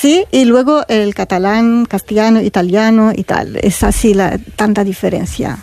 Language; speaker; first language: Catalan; non-native, learner; Arabic